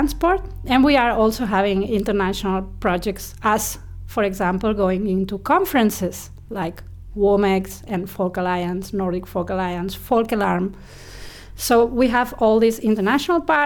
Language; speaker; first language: English; non-native, fluent; Spanish